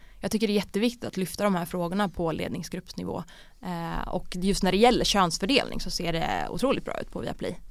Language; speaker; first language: Swedish; early bilingual, other home language; Bosnian